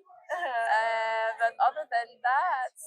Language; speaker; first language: English; non-native, learner; French